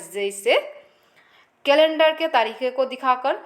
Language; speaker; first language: Hindi; non-native, local second language; Assamese